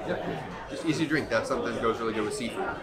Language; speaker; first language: English; native; English